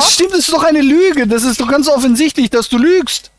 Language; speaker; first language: German; native; German